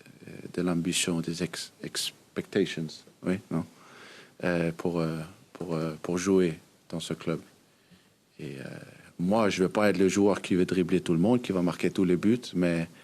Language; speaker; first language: French; early bilingual, heritage; Danish